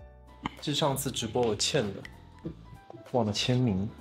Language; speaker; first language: Chinese; native; Chinese